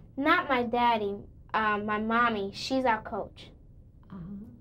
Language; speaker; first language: English; native; English